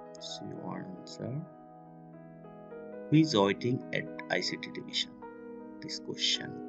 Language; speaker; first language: English; non-native, local second language; Bangla